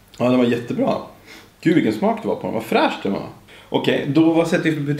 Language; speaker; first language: Swedish; native; Swedish